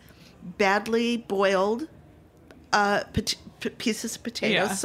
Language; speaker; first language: English; native; English